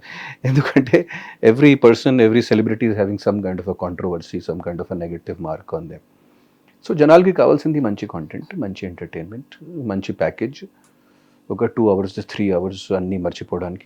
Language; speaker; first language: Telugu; non-native, fluent; Hindi